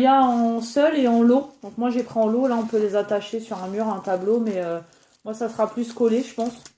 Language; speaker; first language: French; native; French